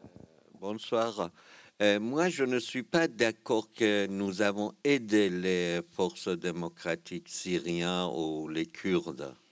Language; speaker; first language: French; non-native, fluent; Kurdish